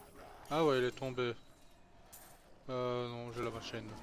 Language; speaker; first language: French; native; French